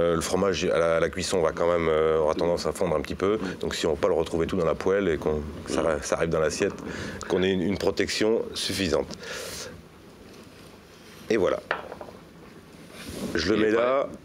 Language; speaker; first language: French; native; French